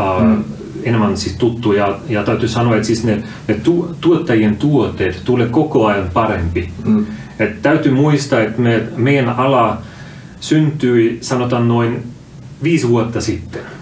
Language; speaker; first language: Finnish; non-native, fluent; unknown